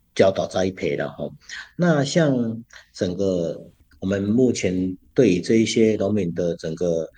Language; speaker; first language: Chinese; native; Chinese